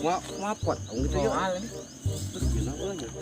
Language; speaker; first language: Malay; non-native, local second language; Sundanese